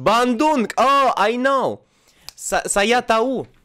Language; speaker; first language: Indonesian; non-native, learner; Russian